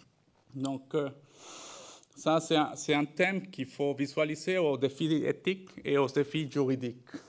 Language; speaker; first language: French; non-native, fluent; Spanish